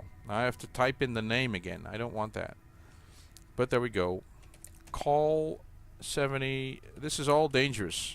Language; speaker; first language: English; native; English